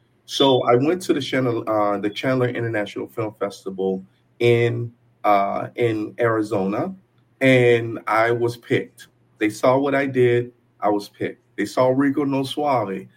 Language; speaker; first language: English; native; English